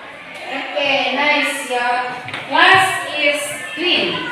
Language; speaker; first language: English; non-native, learner; Indonesian